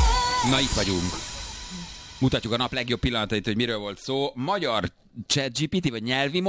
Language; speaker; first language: Hungarian; native; Hungarian